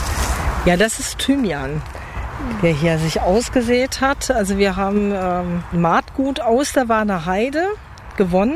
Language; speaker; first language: German; native; German